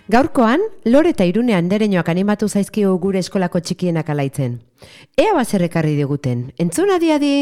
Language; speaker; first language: Basque; native; Basque